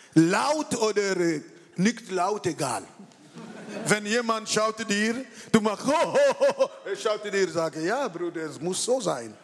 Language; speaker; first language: German; non-native, learner; French